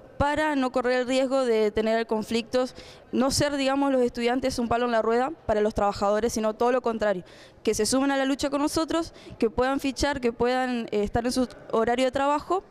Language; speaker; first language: Spanish; native; Spanish